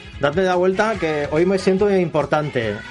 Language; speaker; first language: Spanish; native; Spanish